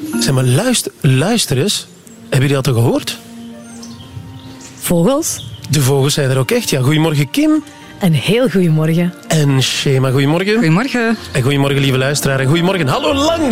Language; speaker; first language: Dutch; native; Dutch